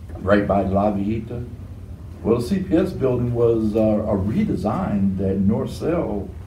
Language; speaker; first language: English; native; English